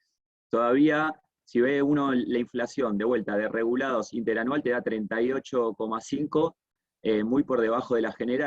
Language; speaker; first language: Spanish; native; Spanish